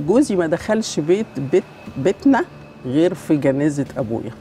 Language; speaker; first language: Arabic; native; Arabic